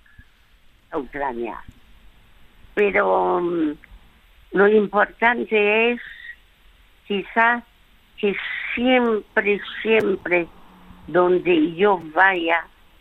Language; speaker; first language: Spanish; early bilingual, other home language; French